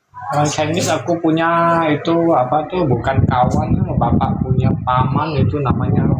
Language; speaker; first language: Indonesian; non-native, learner; Vietnamese